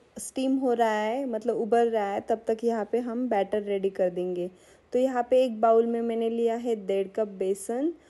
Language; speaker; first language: Hindi; non-native, local second language; Marathi